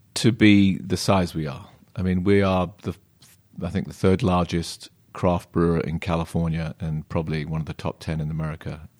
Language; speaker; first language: English; native; English